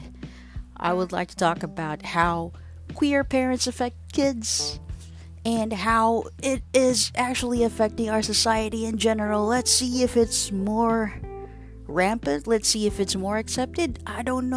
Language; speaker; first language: English; non-native, local second language; Filipino